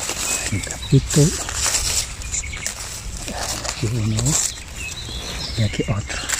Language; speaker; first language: Spanish; non-native, learner; Chinese